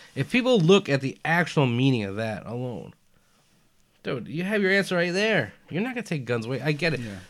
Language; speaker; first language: English; early bilingual, other home language; Albanian